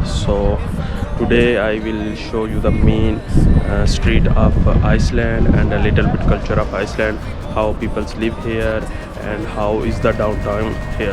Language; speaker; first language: English; non-native, learner; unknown